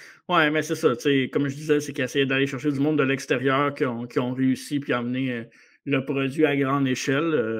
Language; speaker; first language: French; native; French